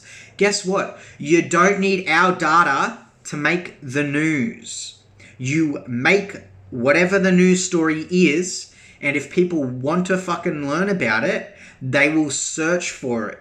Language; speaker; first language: English; native; English